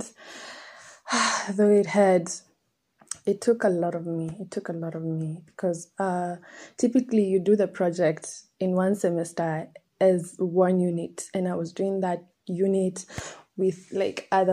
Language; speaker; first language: English; non-native, local second language; Swahili